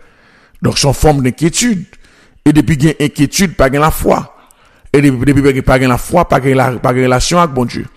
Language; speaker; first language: French; non-native, local second language; Haitian Creole